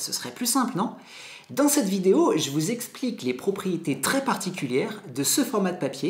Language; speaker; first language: French; native; French